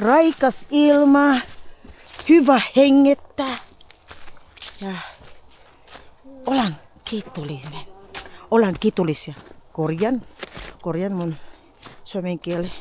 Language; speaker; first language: Finnish; non-native, learner; Filipino